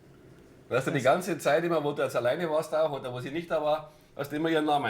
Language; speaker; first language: German; native; German